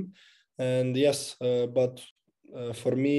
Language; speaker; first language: English; non-native, fluent; Slovenian